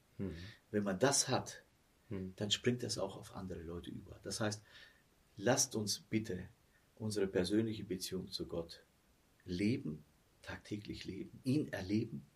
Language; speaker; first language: German; early bilingual, heritage; German